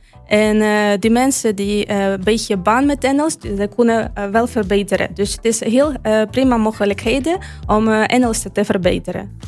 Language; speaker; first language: Dutch; non-native, fluent; Ukrainian